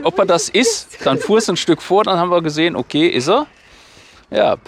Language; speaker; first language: German; native; German